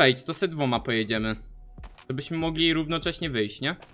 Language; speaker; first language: Polish; native; Polish